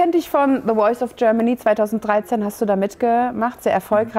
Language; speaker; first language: German; native; German